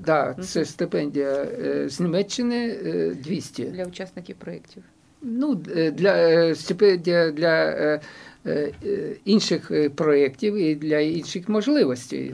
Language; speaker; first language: Ukrainian; non-native, local second language; Russian